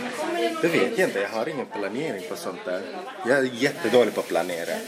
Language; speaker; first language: Swedish; non-native, local second language; Arabic